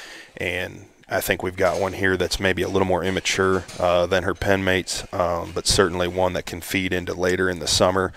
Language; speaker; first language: English; native; English